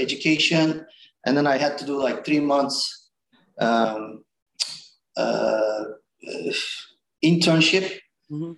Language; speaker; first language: English; non-native, fluent; Turkish